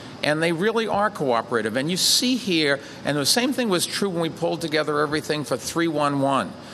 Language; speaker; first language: English; native; English